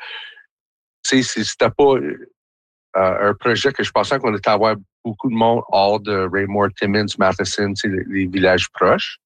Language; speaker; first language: French; native; French